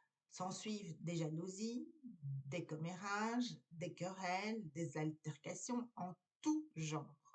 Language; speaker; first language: French; native; French